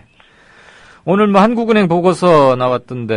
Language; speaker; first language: Korean; native; Korean